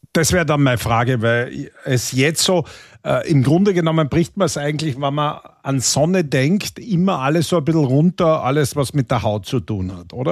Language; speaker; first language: German; native; German